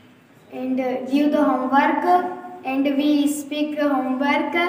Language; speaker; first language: English; non-native, learner; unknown